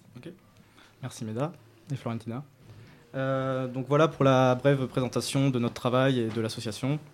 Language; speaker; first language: French; native; French